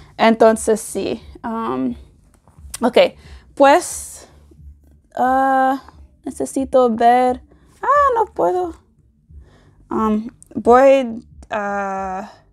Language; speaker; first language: Spanish; non-native, learner; English